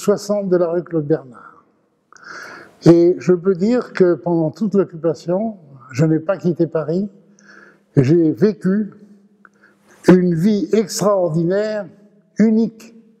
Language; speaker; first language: French; early bilingual, other home language; Ladino